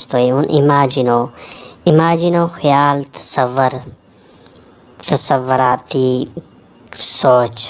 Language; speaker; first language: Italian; non-native, learner; Urdu